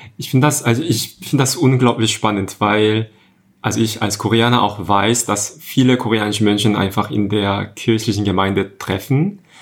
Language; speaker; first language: German; non-native, fluent; Korean